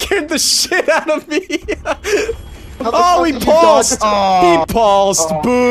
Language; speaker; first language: English; native; English